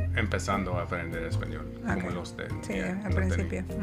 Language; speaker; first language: Spanish; non-native, learner; English